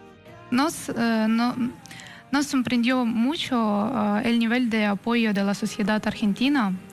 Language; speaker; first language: Spanish; non-native, fluent; Ukrainian